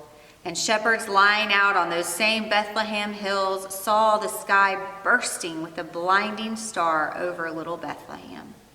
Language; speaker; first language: English; native; English